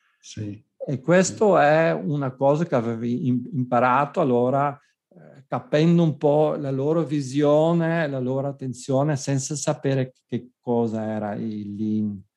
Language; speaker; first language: Italian; non-native, fluent; Dutch